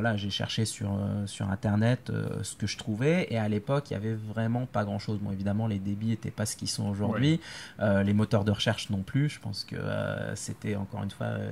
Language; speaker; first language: French; native; French